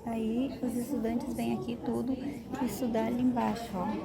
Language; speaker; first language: Portuguese; native; Portuguese